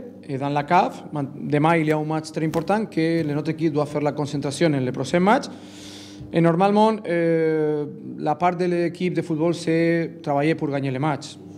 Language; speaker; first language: French; non-native, learner; Spanish